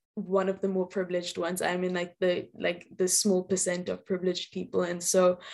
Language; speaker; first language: English; native; English